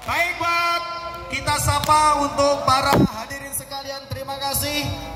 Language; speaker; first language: Indonesian; non-native, local second language; Javanese